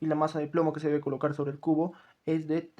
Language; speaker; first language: Spanish; native; Spanish